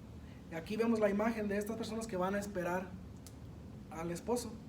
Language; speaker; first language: Spanish; native; Spanish